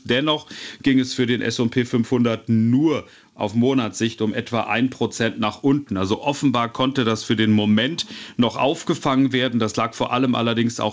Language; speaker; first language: German; native; German